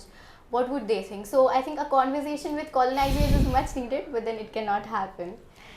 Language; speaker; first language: English; non-native, local second language; Hindi